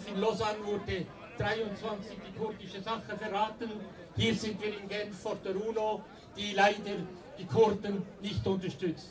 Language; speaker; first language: German; non-native, fluent; French